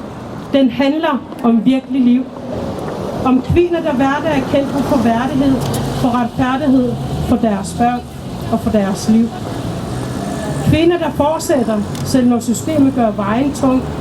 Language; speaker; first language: Danish; non-native, local second language; Kalaallisut